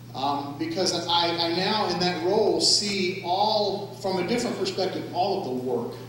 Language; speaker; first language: English; native; English